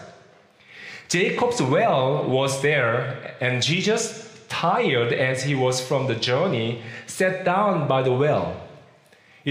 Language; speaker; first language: English; non-native, fluent; Korean